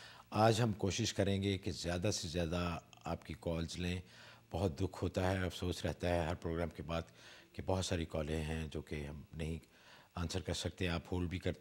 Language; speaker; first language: Urdu; native; Urdu